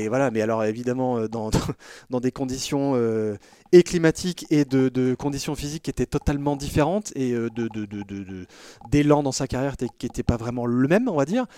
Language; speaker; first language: French; native; French